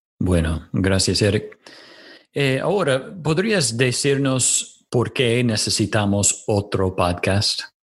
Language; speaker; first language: Spanish; non-native, fluent; English